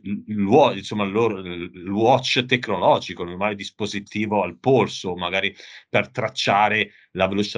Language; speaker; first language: Italian; native; Italian